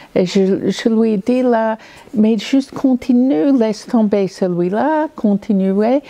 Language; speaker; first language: French; non-native, fluent; English